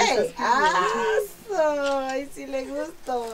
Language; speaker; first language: Spanish; native; Spanish